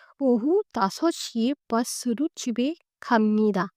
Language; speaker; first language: Korean; non-native, fluent; Hindi